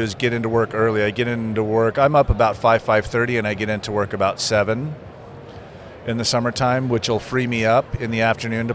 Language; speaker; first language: English; native; English